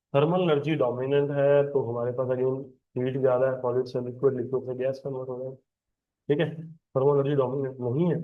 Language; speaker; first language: Hindi; non-native, local second language; Punjabi